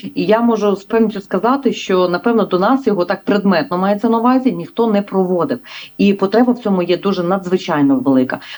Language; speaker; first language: Ukrainian; native; Ukrainian